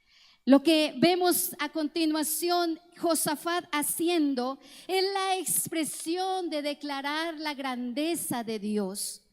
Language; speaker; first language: Spanish; native; Spanish